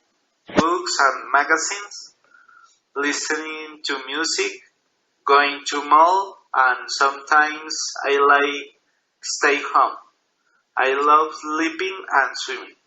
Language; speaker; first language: English; non-native, learner; Spanish